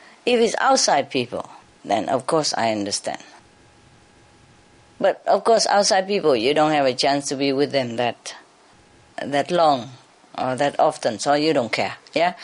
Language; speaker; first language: English; non-native, fluent; Vietnamese